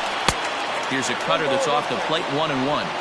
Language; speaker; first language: English; native; English